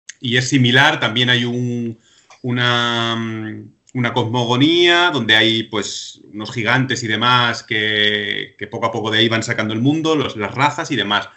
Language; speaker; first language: Spanish; native; Spanish